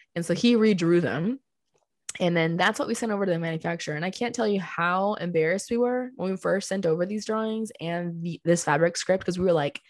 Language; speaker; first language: English; early bilingual, other home language; Spanish